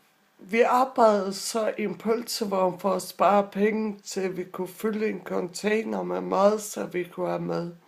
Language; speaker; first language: Danish; non-native, local second language; Faroese